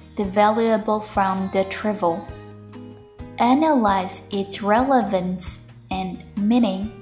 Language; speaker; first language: English; non-native, fluent; Chinese